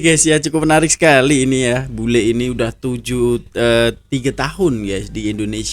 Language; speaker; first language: Indonesian; native; Indonesian